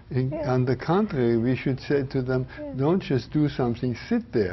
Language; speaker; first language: English; non-native, fluent; German